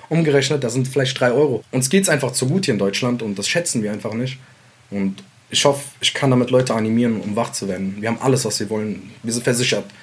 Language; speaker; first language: German; early bilingual, other home language; Central Kurdish